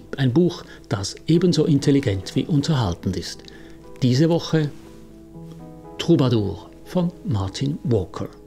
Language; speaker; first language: German; native; German